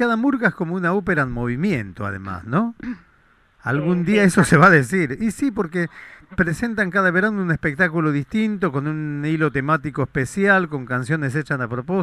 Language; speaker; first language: Spanish; native; Spanish